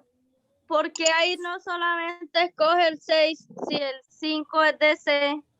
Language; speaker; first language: Spanish; native; Spanish